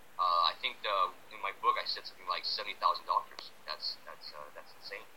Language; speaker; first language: English; native; English